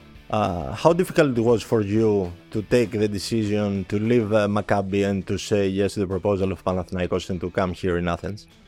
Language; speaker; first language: English; non-native, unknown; Greek